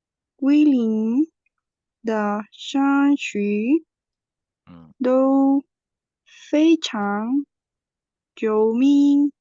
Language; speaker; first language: Chinese; non-native, learner; Spanish